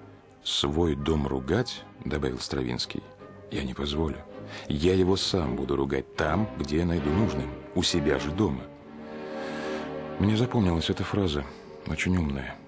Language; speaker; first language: Russian; native; Russian